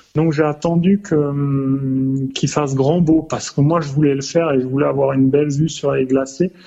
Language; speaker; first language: French; native; French